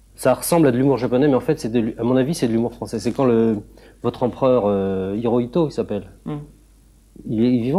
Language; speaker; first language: French; native; French